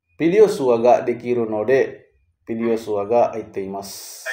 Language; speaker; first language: Japanese; non-native, learner; Indonesian